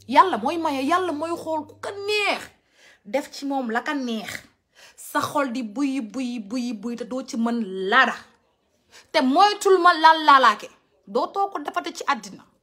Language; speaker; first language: French; non-native, local second language; Wolof